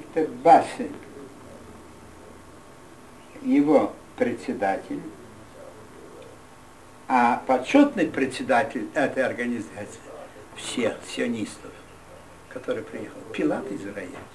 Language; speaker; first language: Russian; non-native, fluent; Yiddish